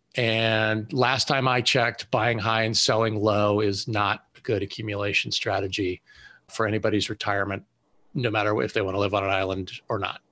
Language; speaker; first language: English; native; English